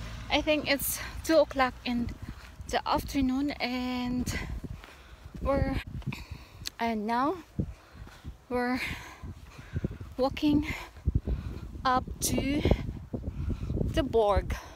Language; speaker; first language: English; non-native, local second language; Cebuano